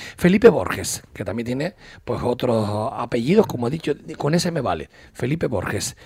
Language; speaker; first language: Spanish; native; Spanish